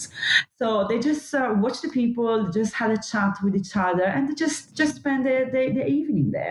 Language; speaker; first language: English; non-native, fluent; Italian